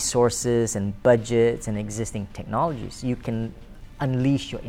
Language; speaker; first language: English; non-native, local second language; Malay